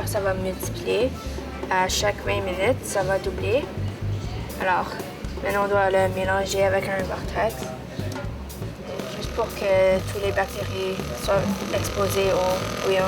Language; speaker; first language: French; non-native, local second language; English